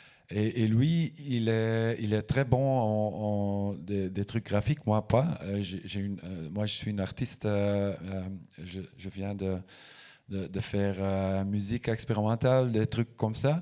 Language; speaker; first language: French; non-native, local second language; Dutch